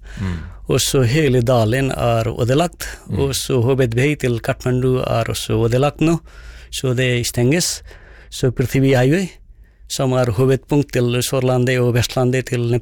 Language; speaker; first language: Norwegian; non-native, fluent; Nepali